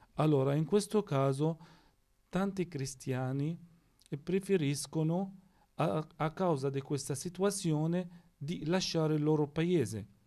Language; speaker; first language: Italian; non-native, fluent; Arabic